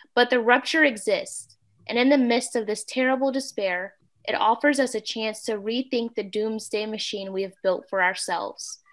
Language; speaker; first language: English; native; English